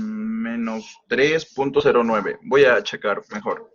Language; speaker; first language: Spanish; native; Spanish